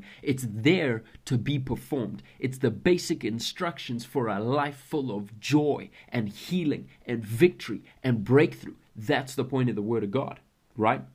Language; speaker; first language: English; native; English